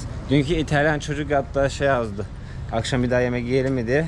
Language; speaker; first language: Turkish; native; Turkish